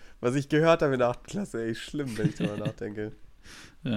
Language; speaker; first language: German; native; German